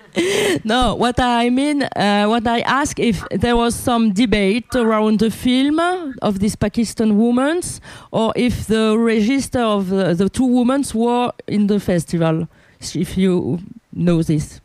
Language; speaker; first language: English; non-native, learner; Italian